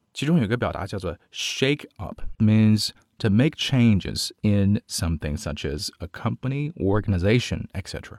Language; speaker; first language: English; non-native, fluent; Chinese